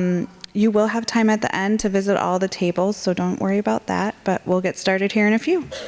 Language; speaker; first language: English; native; English